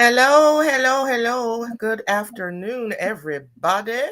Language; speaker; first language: English; native; English